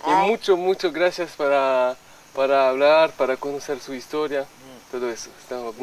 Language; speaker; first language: Spanish; non-native, learner; French